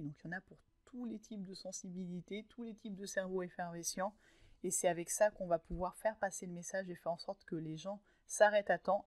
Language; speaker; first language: French; native; French